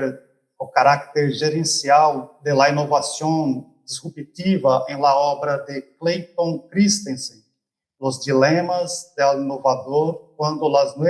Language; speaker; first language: Spanish; non-native, fluent; Portuguese